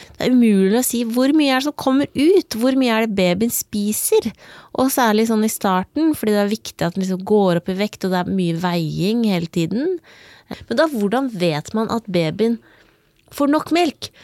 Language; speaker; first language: Norwegian; native; Norwegian